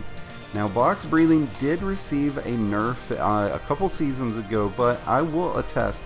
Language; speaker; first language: English; native; English